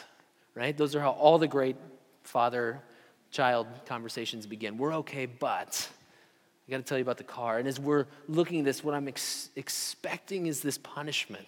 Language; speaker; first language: English; native; English